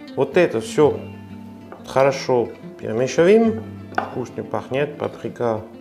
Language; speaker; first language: Russian; non-native, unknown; French